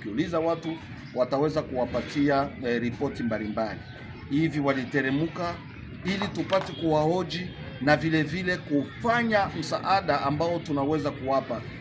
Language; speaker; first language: Swahili; native; Swahili